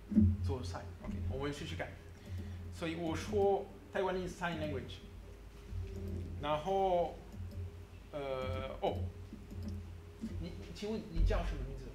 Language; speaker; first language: Chinese; non-native, learner; French